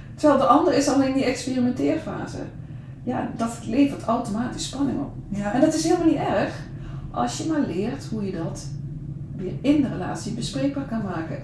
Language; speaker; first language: Dutch; native; Dutch